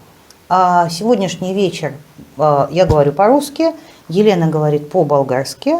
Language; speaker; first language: Russian; native; Russian